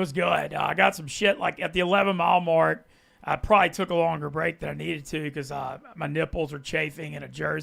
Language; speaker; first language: English; native; English